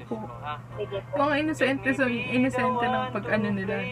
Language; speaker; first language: Filipino; native; Filipino